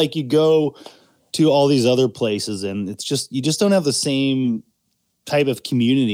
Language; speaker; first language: English; native; English